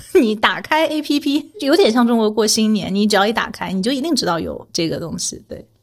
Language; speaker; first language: Chinese; native; Chinese